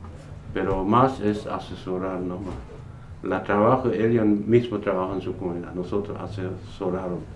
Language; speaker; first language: Spanish; non-native, local second language; Plautdietsch